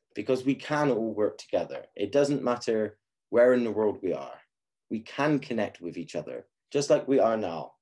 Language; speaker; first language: English; native; English